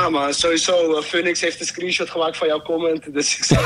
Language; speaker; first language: Dutch; early bilingual, other home language; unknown